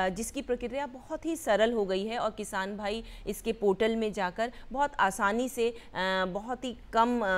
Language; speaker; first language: Hindi; native; Hindi